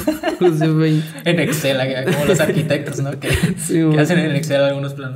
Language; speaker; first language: Spanish; native; Spanish